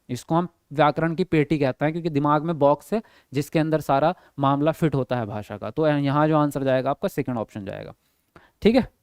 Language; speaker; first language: Hindi; native; Hindi